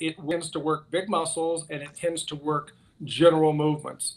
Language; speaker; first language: English; native; English